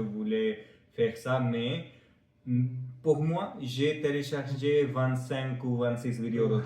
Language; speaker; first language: French; non-native, fluent; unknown